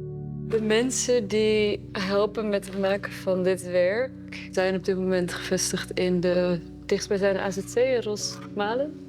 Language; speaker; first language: Dutch; early bilingual, other home language; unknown